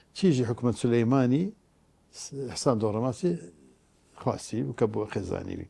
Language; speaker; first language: Central Kurdish; non-native, local second language; Turkish